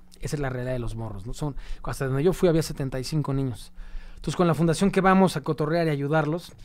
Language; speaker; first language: Spanish; native; Spanish